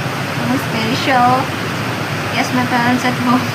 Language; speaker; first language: English; non-native, learner; Indonesian